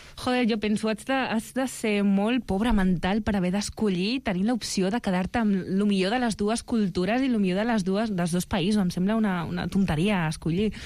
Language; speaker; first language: Catalan; early bilingual, other home language; Arabic